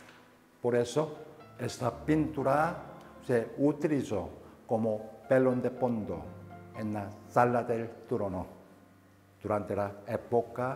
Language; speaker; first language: Spanish; non-native, fluent; Korean